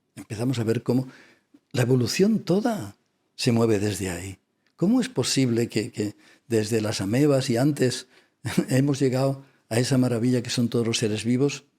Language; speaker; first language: Spanish; non-native, local second language; Catalan